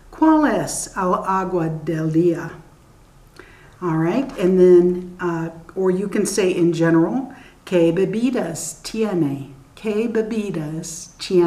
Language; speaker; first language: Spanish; non-native, learner; English